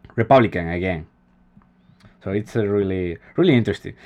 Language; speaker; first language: English; non-native, fluent; Spanish